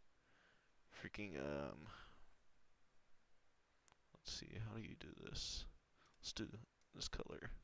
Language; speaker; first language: English; native; English